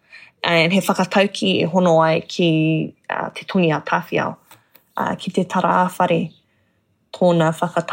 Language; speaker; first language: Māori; non-native, local second language; English